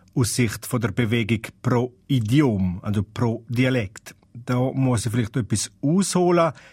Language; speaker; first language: German; non-native, local second language; Romansh